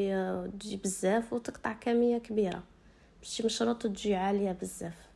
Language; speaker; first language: Arabic; native; Arabic